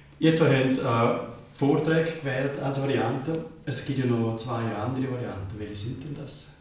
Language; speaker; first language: German; native; German